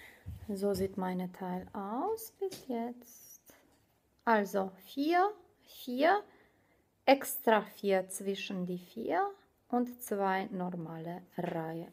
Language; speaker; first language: German; non-native, fluent; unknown